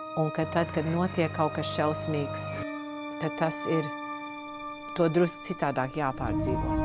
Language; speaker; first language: Latvian; early bilingual, heritage; Latvian